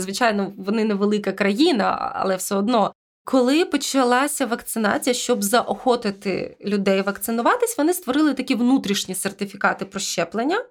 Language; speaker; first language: Ukrainian; native; Ukrainian